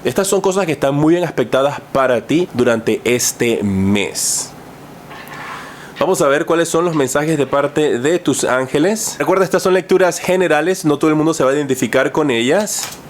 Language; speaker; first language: Spanish; native; Spanish